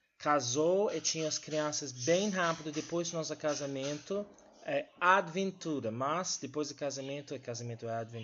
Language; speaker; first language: Portuguese; non-native, learner; English